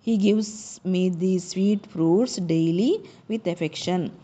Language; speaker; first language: English; non-native, local second language; Telugu